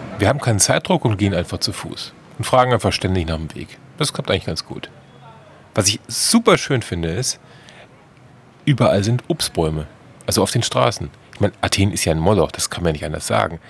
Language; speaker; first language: German; native; German